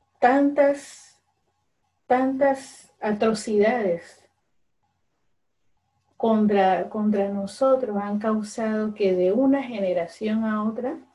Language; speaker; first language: Spanish; early bilingual, other home language; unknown